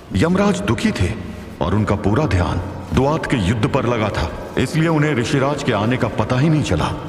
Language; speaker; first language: Hindi; native; Hindi